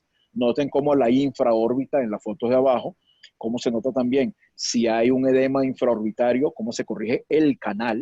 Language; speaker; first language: Spanish; native; Spanish